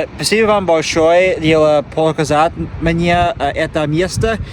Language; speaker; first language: Russian; non-native, learner; English